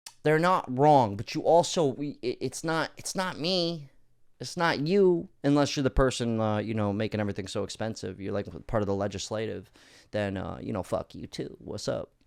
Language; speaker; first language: English; native; English